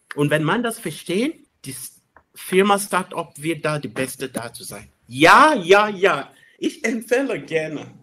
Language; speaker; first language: German; non-native, learner; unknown